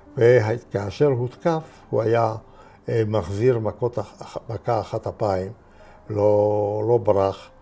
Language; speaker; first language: Hebrew; non-native, fluent; Hungarian